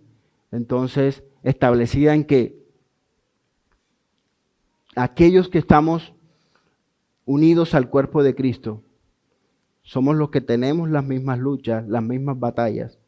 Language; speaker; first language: Spanish; native; Spanish